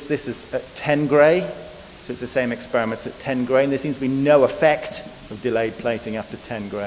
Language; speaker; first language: English; native; English